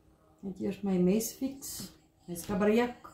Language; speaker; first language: Afrikaans; native; Afrikaans